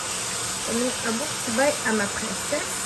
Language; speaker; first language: French; native; French